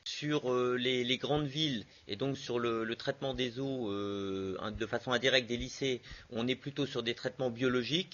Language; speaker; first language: French; native; French